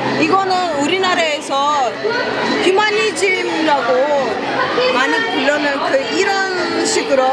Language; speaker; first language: Korean; non-native, fluent; Turkish